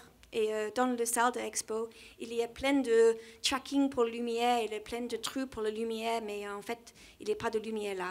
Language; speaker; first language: French; non-native, learner; English